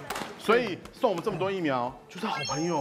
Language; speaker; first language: Chinese; native; Chinese